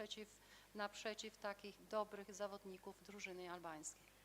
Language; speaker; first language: Polish; non-native, fluent; Albanian